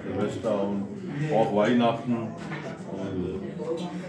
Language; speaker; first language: German; non-native, fluent; Punjabi